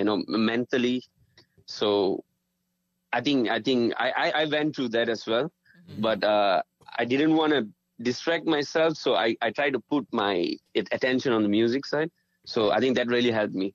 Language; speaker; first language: English; non-native, local second language; Tamil